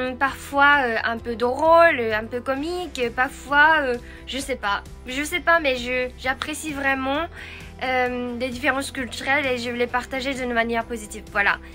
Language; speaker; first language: French; non-native, fluent; Japanese